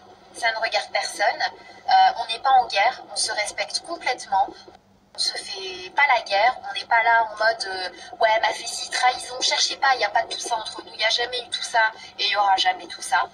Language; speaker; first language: French; native; French